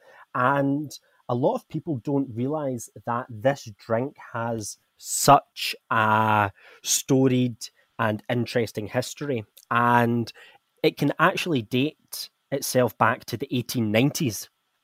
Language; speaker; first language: English; native; English